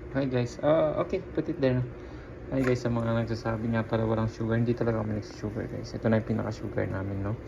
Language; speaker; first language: Filipino; native; Filipino